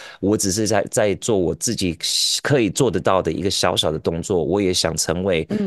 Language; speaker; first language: Chinese; early bilingual, heritage; Chinese